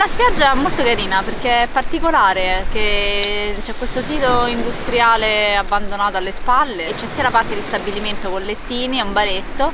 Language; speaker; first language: Italian; native; Italian